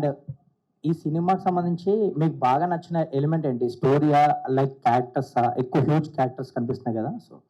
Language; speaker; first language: Telugu; native; Telugu